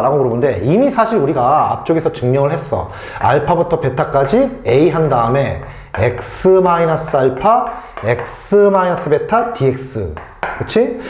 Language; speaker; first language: Korean; native; Korean